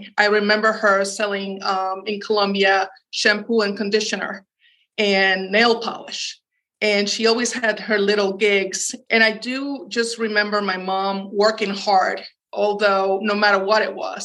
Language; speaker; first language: English; early bilingual, other home language; Spanish